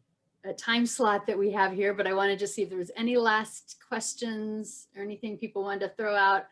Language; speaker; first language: English; native; English